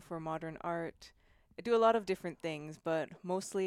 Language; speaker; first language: English; native; English